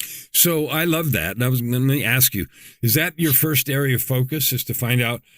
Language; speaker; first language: English; native; English